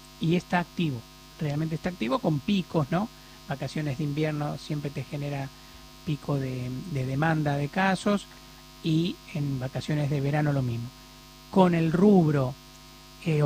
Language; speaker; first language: Spanish; native; Spanish